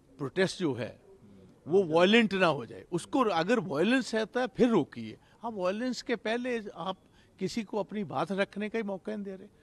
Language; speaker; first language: Hindi; non-native, local second language; Punjabi